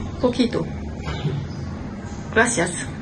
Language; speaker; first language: Spanish; non-native, learner; French